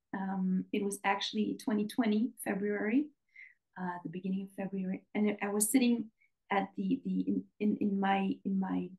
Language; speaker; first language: English; non-native, fluent; Dutch